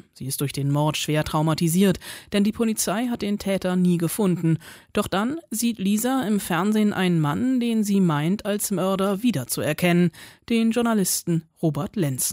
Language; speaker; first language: German; native; German